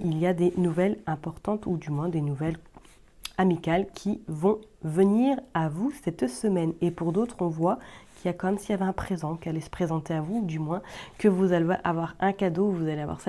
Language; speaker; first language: French; native; French